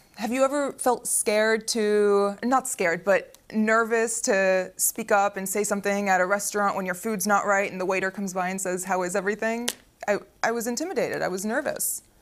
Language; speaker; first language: English; early bilingual, other home language; Arabic